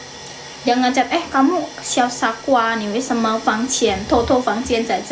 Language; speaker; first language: Chinese; non-native, learner; Indonesian